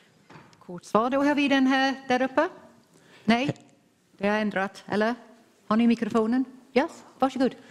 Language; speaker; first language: Swedish; non-native, fluent; English